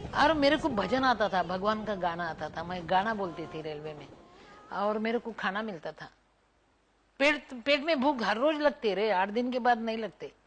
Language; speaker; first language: Hindi; non-native, local second language; Marathi